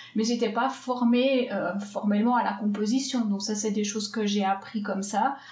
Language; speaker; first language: French; native; French